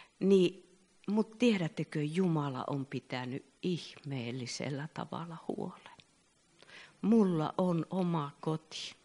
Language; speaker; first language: Finnish; native; Finnish